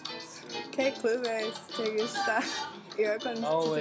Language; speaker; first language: Spanish; non-native, learner; English